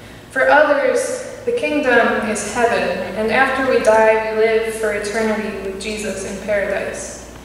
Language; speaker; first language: English; native; English